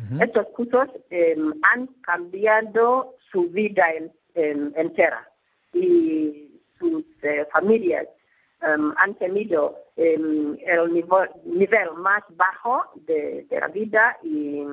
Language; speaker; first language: Spanish; non-native, learner; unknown